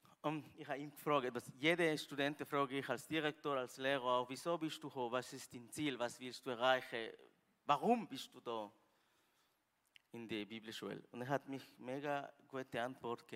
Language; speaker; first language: German; non-native, learner; Spanish